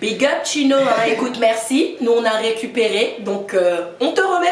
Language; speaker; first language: French; native; French